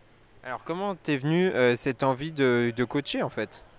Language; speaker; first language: French; native; French